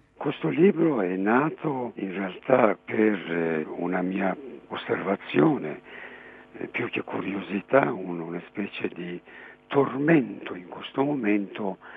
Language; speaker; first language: Italian; non-native, fluent; Persian